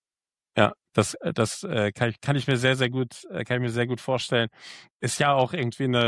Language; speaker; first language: German; native; German